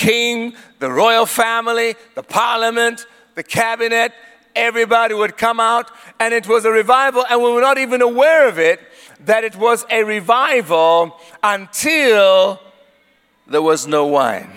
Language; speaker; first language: English; non-native, local second language; Swati